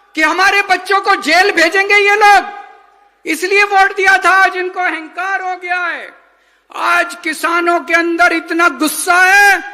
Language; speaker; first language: Hindi; native; Hindi